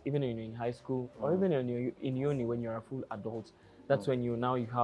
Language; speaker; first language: English; non-native, local second language; Kikuyu